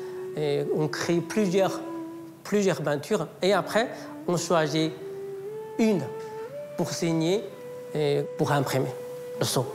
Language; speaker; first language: French; non-native, fluent; Chinese